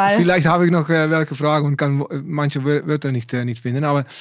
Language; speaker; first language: German; non-native, learner; Dutch